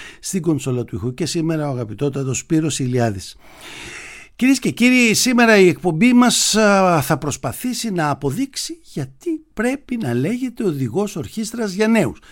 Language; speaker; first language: Greek; native; Greek